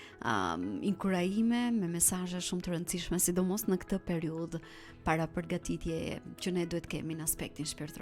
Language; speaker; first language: Albanian; native; Albanian